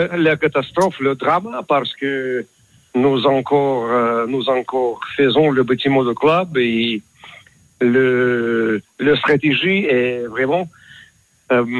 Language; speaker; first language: French; non-native, learner; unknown